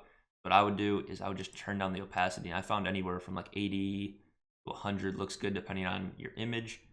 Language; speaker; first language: English; native; English